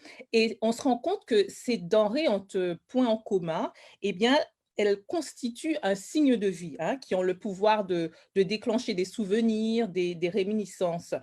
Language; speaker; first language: French; native; French